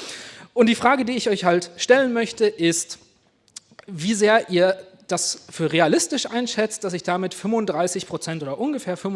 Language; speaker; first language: German; native; German